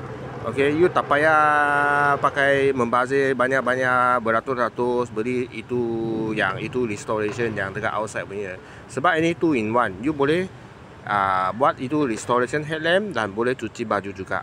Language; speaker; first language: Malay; non-native, local second language; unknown